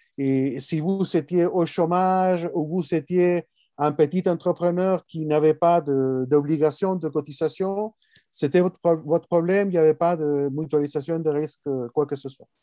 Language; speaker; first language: French; non-native, fluent; Spanish